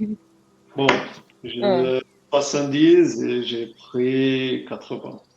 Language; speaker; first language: French; non-native, learner; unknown